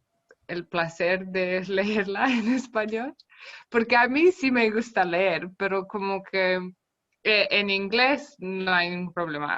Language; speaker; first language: Spanish; non-native, fluent; Romanian